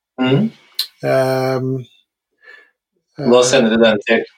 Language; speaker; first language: Norwegian; native; Norwegian